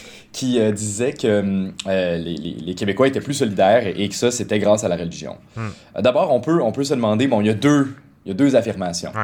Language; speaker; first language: French; native; French